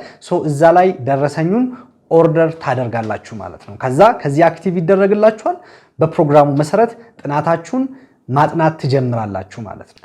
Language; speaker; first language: Amharic; native; Amharic